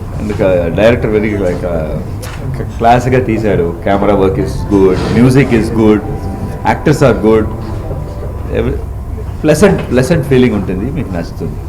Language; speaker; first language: Telugu; non-native, learner; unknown